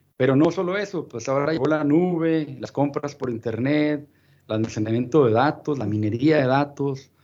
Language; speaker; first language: Spanish; native; Spanish